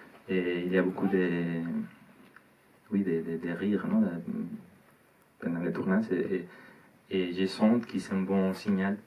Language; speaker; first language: French; non-native, learner; Spanish